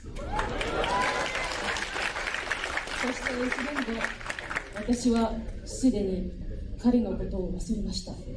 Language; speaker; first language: Japanese; non-native, fluent; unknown